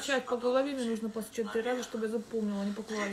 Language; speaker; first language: Russian; native; Russian